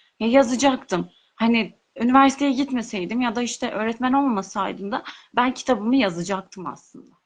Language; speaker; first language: Turkish; non-native, local second language; Kurdish